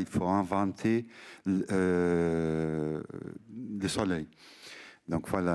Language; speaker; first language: French; non-native, fluent; Portuguese